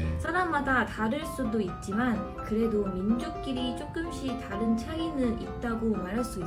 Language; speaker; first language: Korean; non-native, fluent; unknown